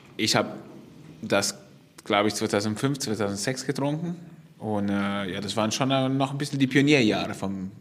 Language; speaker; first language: German; non-native, fluent; Italian